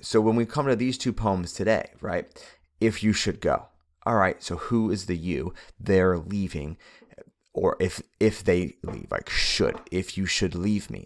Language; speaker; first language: English; native; English